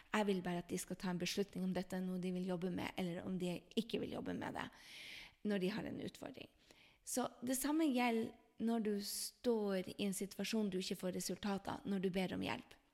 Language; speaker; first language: Norwegian; native; Norwegian